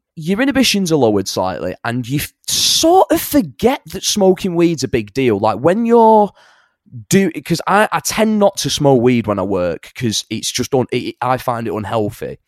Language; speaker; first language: English; native; English